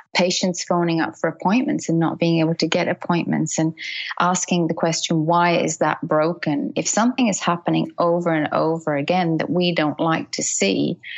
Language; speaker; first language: English; native; English